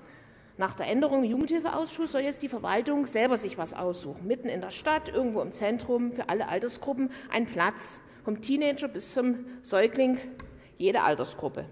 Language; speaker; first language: German; native; German